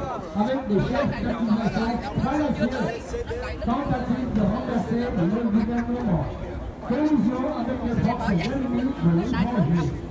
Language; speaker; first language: French; non-native, fluent; Vietnamese